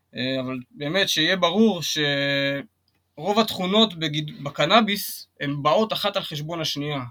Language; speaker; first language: Hebrew; native; Hebrew